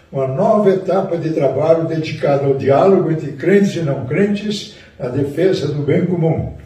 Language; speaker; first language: Portuguese; native; Portuguese